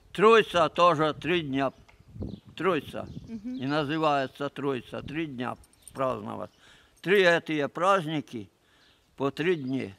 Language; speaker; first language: Russian; non-native, local second language; Ukrainian